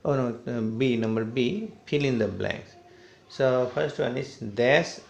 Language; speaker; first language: English; non-native, local second language; Assamese